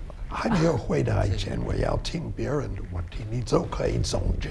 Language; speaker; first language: Chinese; non-native, fluent; English